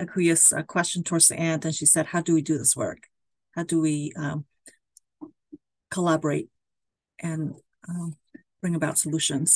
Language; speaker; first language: English; early bilingual, other home language; Spanish